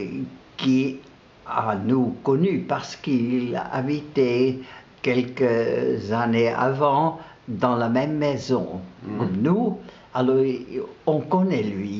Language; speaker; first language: French; non-native, local second language; German